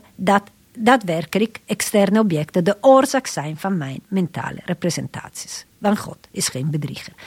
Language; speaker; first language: Dutch; non-native, fluent; Italian